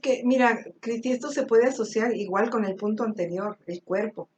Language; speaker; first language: Spanish; native; Spanish